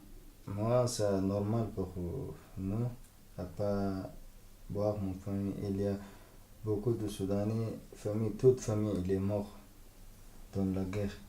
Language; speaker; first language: French; non-native, learner; Arabic